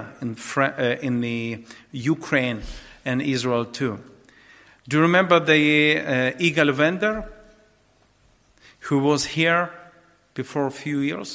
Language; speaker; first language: English; non-native, learner; Ukrainian